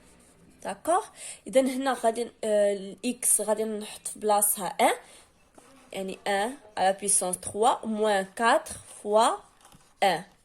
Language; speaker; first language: Arabic; native; Arabic